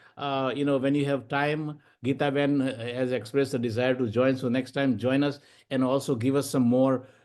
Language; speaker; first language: English; non-native, local second language; Gujarati